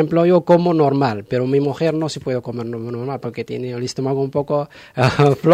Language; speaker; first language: Spanish; non-native, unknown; Arabic